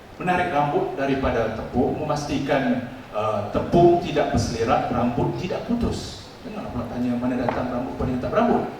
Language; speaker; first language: Malay; non-native, local second language; Tamil